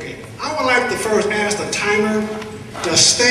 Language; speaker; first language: English; native; English